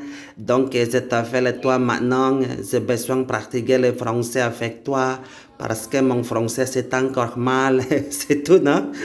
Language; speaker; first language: French; non-native, learner; Indonesian